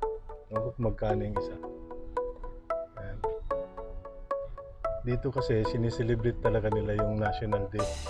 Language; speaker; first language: Filipino; non-native, local second language; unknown